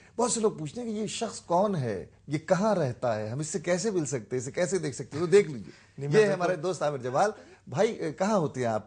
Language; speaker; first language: Urdu; native; Urdu